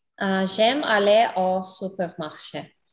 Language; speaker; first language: French; non-native, learner; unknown